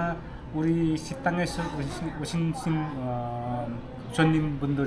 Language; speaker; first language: Korean; non-native, learner; Nepali